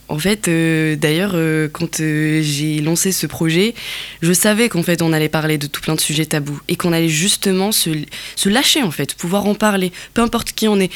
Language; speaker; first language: French; non-native, local second language; Kabyle